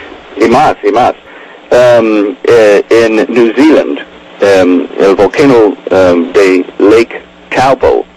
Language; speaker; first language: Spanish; non-native, learner; English